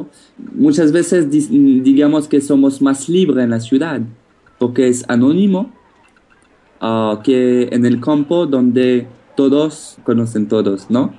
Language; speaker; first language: Spanish; non-native, fluent; French